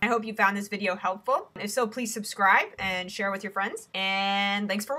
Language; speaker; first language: English; native; English